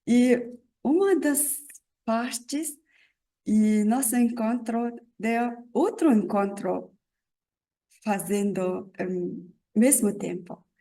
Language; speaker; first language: Portuguese; non-native, learner; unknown